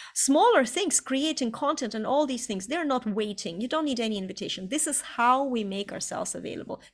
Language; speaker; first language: English; non-native, fluent; Estonian